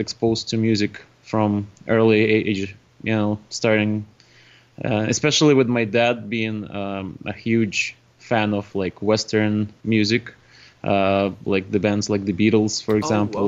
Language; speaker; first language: English; non-native, fluent; Russian